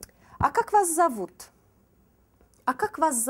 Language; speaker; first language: Russian; non-native, fluent; Turkish